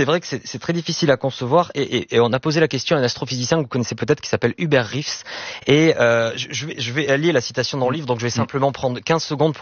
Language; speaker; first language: French; native; French